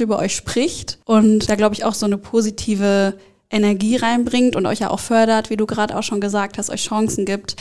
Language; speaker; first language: German; native; German